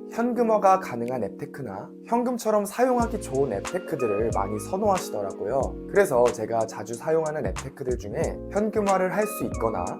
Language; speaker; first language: Korean; native; Korean